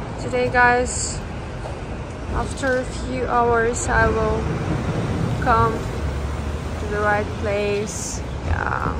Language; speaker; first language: English; non-native, learner; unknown